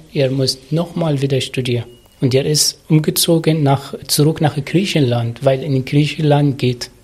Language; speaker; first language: German; non-native, learner; Arabic